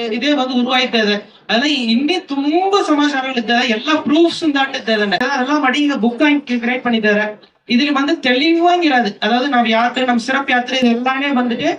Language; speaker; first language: Tamil; non-native, local second language; Kannada